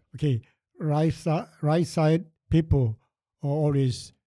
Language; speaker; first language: English; non-native, fluent; Korean